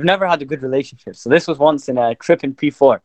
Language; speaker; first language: English; native; English